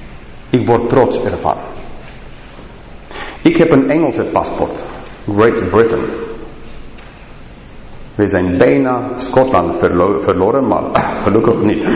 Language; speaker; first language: Dutch; non-native, fluent; English